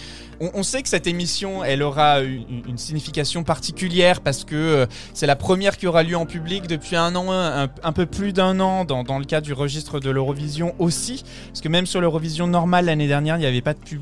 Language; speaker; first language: French; native; French